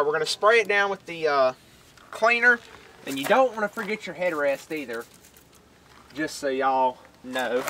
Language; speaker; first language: English; native; English